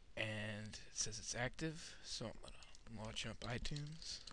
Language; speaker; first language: English; native; English